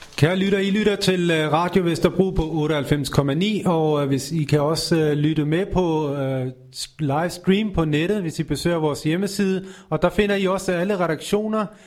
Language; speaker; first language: Danish; non-native, fluent; Urdu